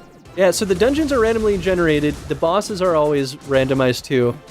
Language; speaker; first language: English; native; English